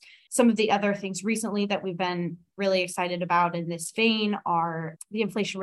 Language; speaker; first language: English; native; English